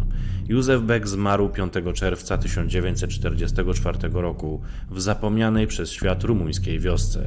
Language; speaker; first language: Polish; native; Polish